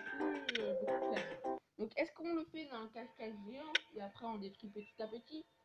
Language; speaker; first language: French; native; French